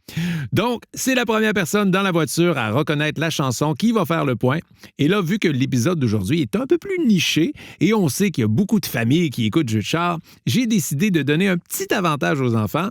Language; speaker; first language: French; native; French